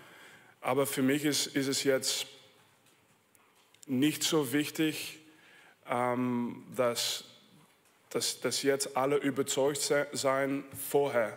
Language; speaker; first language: German; non-native, fluent; French